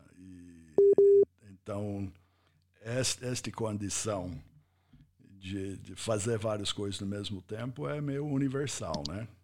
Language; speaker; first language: Portuguese; non-native, fluent; English